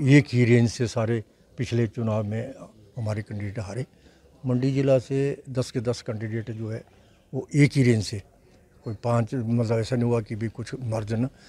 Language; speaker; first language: Hindi; native; Hindi